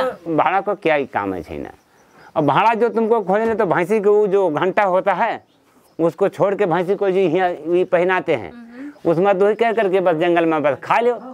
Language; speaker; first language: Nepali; non-native, local second language; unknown